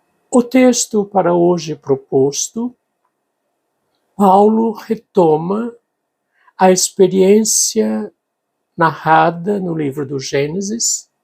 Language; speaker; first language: Portuguese; native; Portuguese